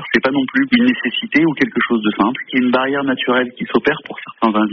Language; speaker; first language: French; native; French